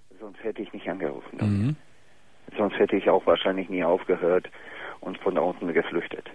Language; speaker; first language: German; non-native, fluent; Bosnian